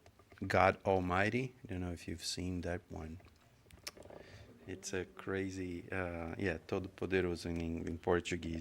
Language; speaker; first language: English; non-native, fluent; Portuguese